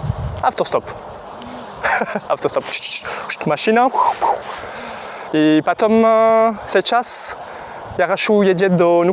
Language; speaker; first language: Russian; non-native, learner; French